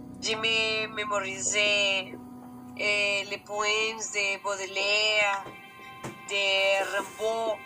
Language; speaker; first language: French; non-native, learner; Spanish